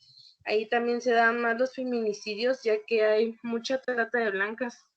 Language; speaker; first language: Spanish; native; Spanish